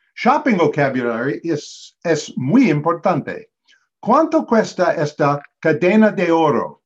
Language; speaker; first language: Spanish; non-native, learner; English